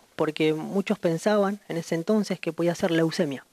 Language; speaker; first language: Spanish; native; Spanish